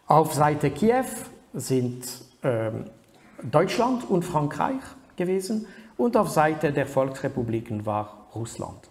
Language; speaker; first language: German; non-native, fluent; French